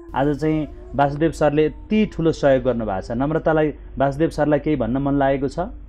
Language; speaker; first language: Nepali; native; Nepali